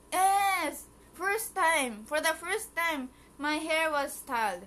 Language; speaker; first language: English; early bilingual, other home language; Japanese